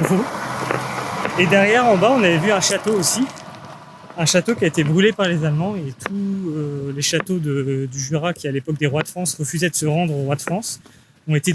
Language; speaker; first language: French; native; French